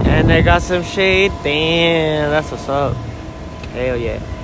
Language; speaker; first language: English; early bilingual, other home language; Spanish